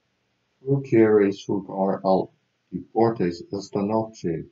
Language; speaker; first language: Spanish; non-native, learner; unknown